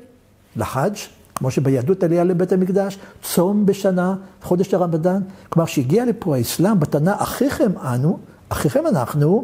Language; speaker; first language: Hebrew; native; Hebrew